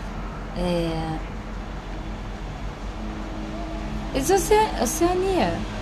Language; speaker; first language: English; non-native, fluent; Portuguese